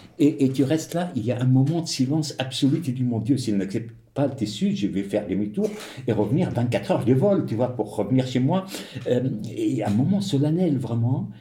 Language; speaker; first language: French; non-native, local second language; Arabic